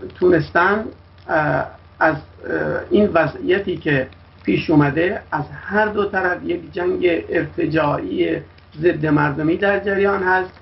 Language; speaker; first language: Persian; non-native, local second language; Kurdish